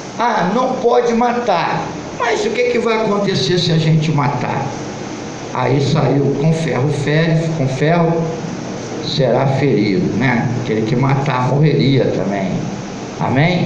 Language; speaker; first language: Portuguese; native; Portuguese